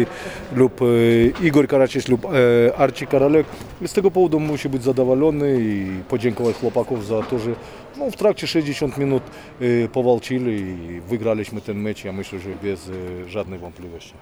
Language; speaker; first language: Polish; non-native, fluent; Russian